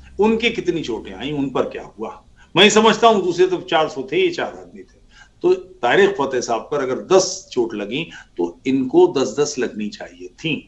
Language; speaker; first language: Urdu; native; Urdu